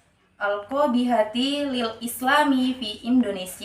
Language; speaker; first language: Arabic; non-native, learner; Indonesian